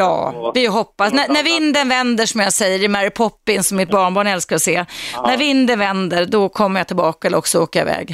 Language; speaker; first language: Swedish; native; Swedish